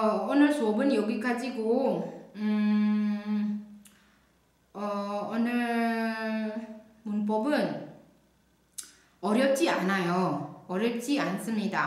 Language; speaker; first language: Korean; non-native, fluent; Indonesian